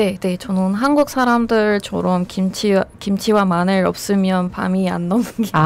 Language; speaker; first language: Korean; non-native, fluent; Persian